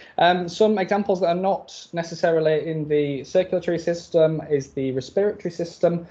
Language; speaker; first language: English; native; English